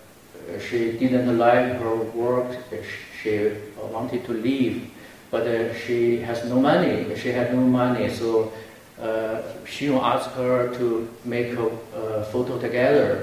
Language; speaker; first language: English; non-native, fluent; Chinese